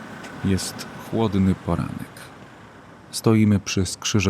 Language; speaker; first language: Polish; native; Polish